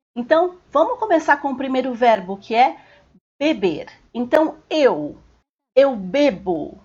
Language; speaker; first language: Portuguese; native; Portuguese